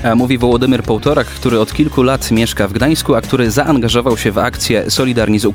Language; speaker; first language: Polish; native; Polish